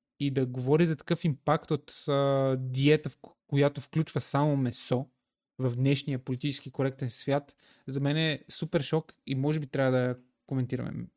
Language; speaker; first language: Bulgarian; native; Bulgarian